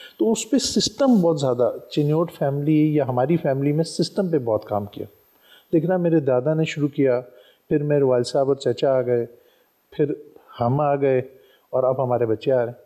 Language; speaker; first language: Urdu; non-native, local second language; Punjabi